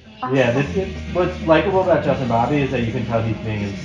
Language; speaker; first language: English; native; English